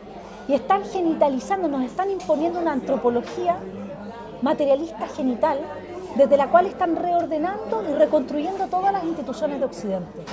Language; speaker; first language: Spanish; native; Spanish